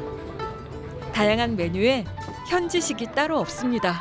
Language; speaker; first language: Korean; native; Korean